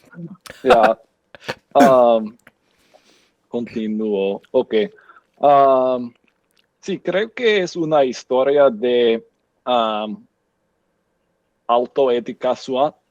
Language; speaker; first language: Spanish; non-native, learner; English